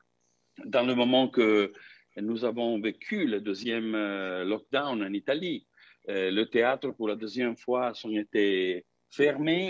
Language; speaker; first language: French; non-native, fluent; Italian